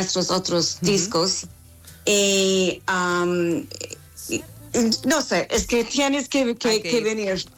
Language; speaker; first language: Spanish; non-native, learner; English